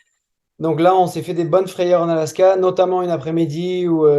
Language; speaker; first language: French; native; French